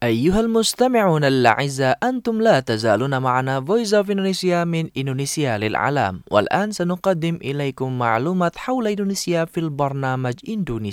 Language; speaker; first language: Arabic; non-native, fluent; Indonesian